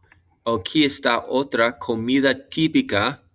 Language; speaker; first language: Spanish; non-native, fluent; English